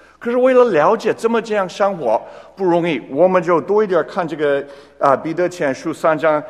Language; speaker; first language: Chinese; non-native, fluent; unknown